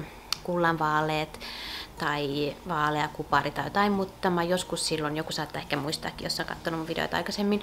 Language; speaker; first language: Finnish; native; Finnish